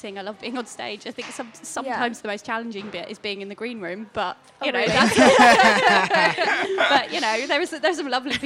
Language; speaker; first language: English; native; English